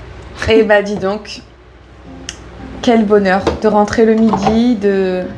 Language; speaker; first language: French; native; French